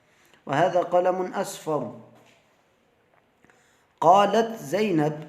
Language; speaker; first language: Arabic; non-native, fluent; Urdu